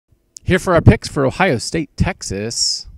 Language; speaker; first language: English; native; English